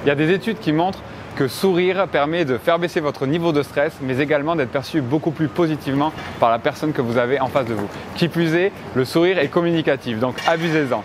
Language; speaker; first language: French; native; French